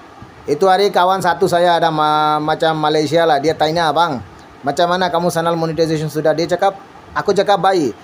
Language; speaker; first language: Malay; non-native, learner; Bangla